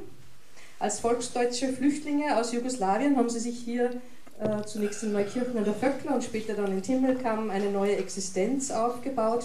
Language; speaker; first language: German; native; German